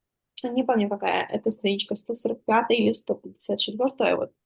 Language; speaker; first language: Russian; native; Russian